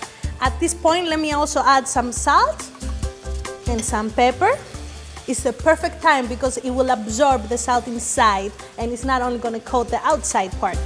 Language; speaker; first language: English; non-native, fluent; Greek